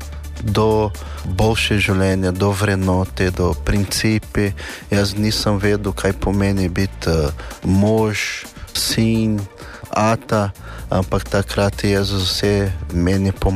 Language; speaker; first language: Slovenian; non-native, learner; Portuguese